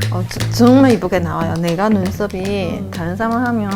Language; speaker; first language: Korean; non-native, learner; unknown